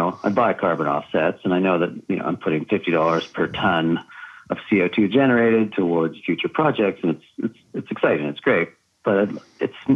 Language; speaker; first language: English; native; English